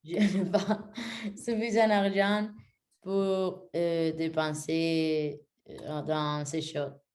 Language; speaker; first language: French; non-native, learner; Spanish